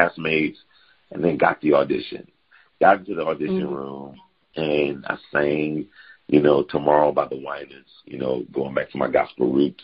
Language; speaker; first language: English; native; English